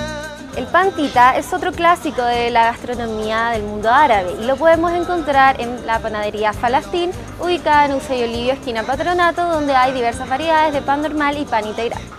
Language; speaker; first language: Spanish; native; Spanish